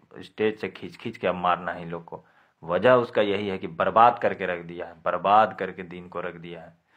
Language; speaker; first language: Urdu; native; Urdu